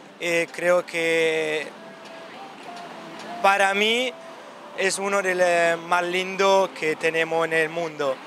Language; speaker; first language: Spanish; non-native, learner; Italian